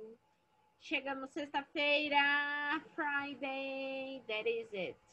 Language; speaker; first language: English; non-native, learner; Portuguese